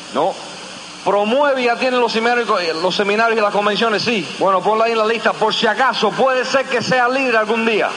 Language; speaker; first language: Spanish; early bilingual, heritage; Spanish